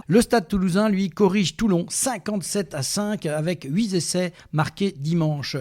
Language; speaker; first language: French; native; French